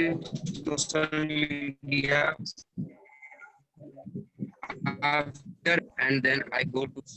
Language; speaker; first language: English; non-native, learner; Hindi